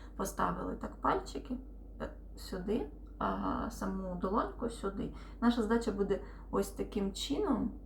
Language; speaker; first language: Ukrainian; non-native, local second language; Russian